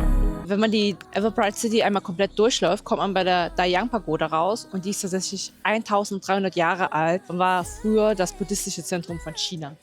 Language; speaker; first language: German; native; German